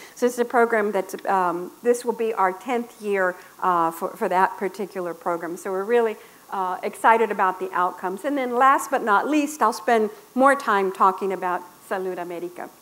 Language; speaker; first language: English; native; English